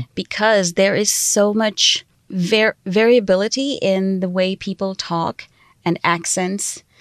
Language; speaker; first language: English; non-native, fluent; Sindhi